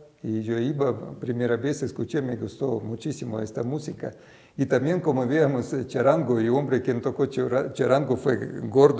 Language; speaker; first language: Spanish; non-native, fluent; Russian